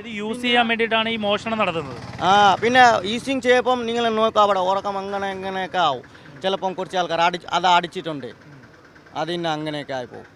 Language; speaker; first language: Malayalam; non-native, local second language; Bangla